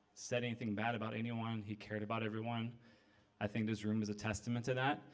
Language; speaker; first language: English; native; English